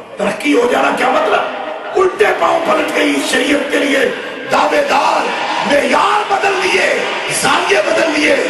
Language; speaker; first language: Urdu; native; Urdu